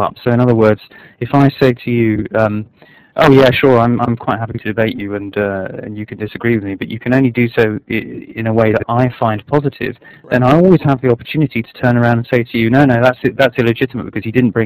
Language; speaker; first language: English; native; English